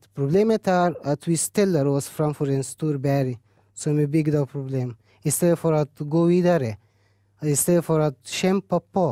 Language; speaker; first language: Swedish; early bilingual, other home language; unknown